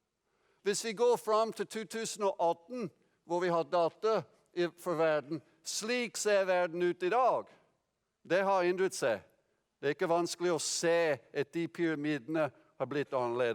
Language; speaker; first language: Norwegian; non-native, fluent; English